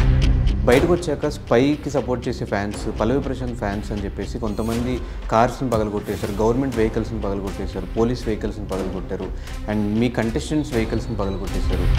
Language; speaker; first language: Telugu; native; Telugu